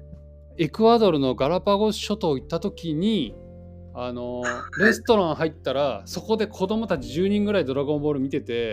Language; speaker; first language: Japanese; native; Japanese